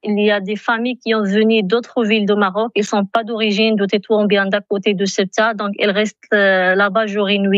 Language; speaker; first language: French; non-native, local second language; Arabic